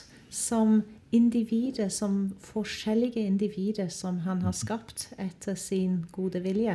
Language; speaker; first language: Norwegian; non-native, fluent; English